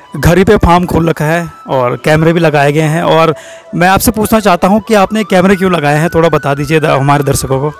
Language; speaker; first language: Hindi; native; Hindi